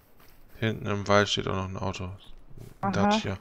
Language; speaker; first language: German; native; German